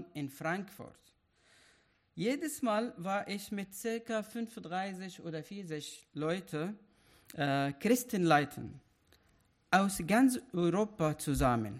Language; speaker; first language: German; non-native, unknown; Arabic